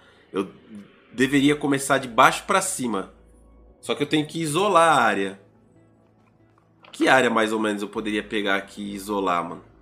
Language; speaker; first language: Portuguese; native; Portuguese